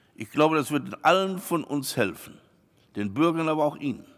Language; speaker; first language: German; native; German